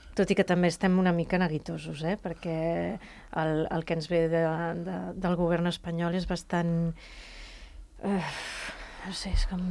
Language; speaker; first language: Catalan; native; Catalan